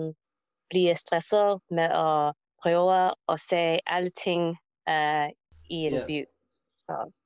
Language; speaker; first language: Danish; non-native, learner; English